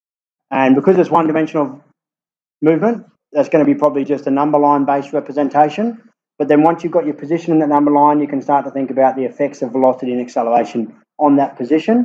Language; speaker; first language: English; native; English